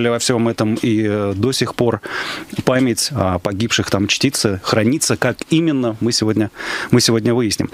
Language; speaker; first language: Russian; native; Russian